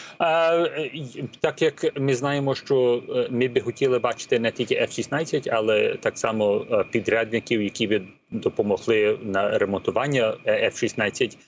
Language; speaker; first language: Ukrainian; early bilingual, heritage; Ukrainian